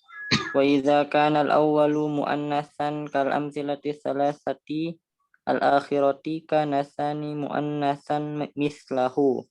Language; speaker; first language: Arabic; non-native, learner; Indonesian